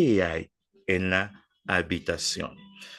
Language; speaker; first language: Spanish; non-native, fluent; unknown